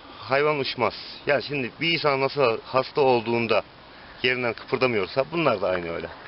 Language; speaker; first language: Turkish; native; Turkish